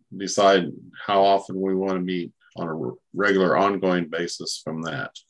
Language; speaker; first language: English; native; English